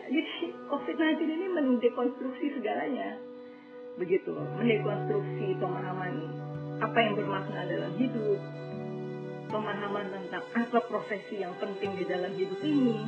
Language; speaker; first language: Indonesian; native; Indonesian